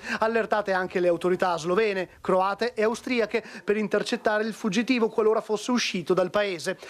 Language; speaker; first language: Italian; native; Italian